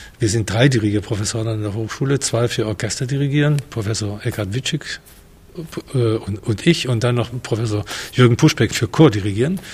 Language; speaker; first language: German; non-native, fluent; Spanish